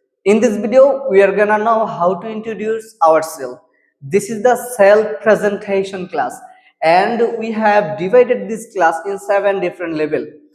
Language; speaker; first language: English; non-native, local second language; Bangla